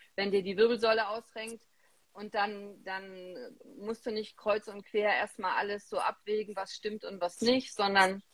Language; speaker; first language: German; native; German